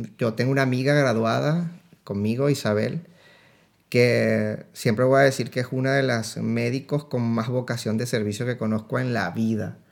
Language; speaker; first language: Spanish; native; Spanish